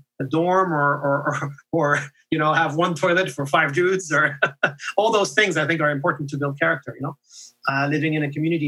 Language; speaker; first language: English; non-native, fluent; French